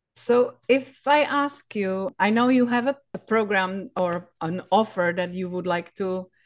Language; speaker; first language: English; non-native, fluent; Czech